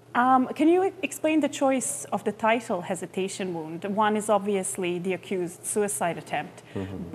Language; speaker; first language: English; non-native, fluent; Croatian